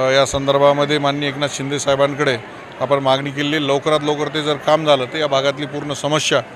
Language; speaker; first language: Marathi; native; Marathi